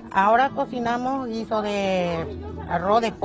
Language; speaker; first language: Spanish; non-native, local second language; Guarani